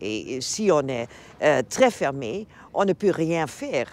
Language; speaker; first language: French; non-native, fluent; Dutch